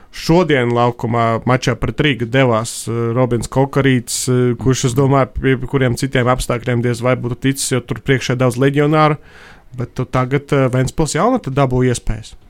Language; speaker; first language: Latvian; non-native, local second language; Russian